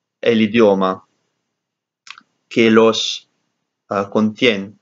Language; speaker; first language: Spanish; non-native, learner; English